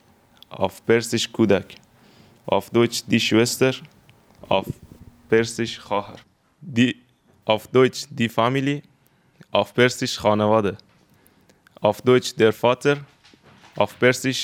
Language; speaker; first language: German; non-native, learner; Persian